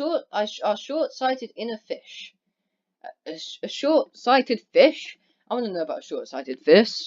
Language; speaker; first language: English; native; English